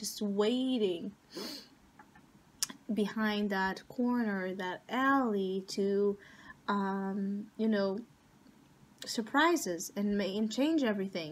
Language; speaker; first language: English; non-native, fluent; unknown